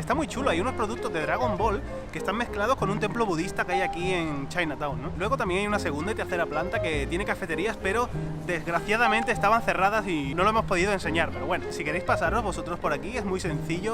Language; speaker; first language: Spanish; native; Spanish